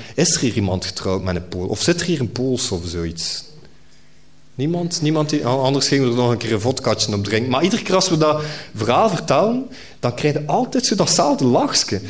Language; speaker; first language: Dutch; native; Dutch